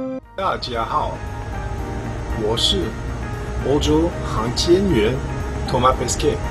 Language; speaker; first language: Chinese; non-native, fluent; French